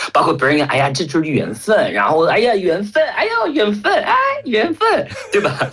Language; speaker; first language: Chinese; non-native, fluent; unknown